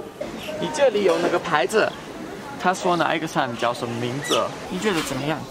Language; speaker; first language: Chinese; non-native, fluent; German